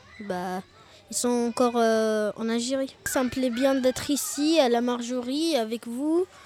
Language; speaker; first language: French; non-native, local second language; Arabic